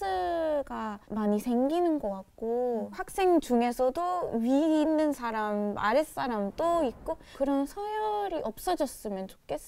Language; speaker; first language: Korean; non-native, fluent; Spanish